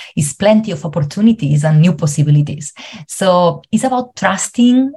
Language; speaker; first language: English; non-native, fluent; Spanish